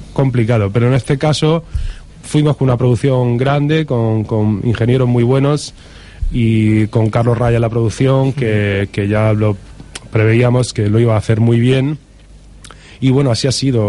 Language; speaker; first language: Spanish; native; Spanish